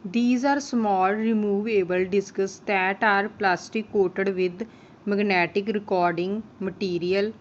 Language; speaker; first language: English; non-native, local second language; Punjabi